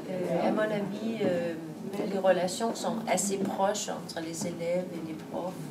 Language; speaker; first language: French; non-native, fluent; Danish